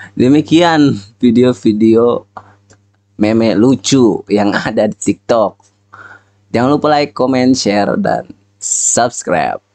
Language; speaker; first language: Indonesian; native; Indonesian